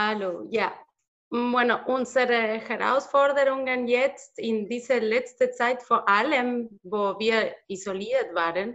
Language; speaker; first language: German; non-native, fluent; Spanish